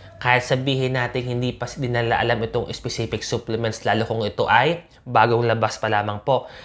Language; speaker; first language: Filipino; native; Filipino